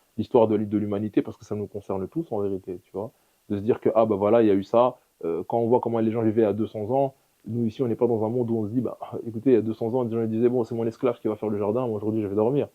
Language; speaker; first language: French; early bilingual, other home language; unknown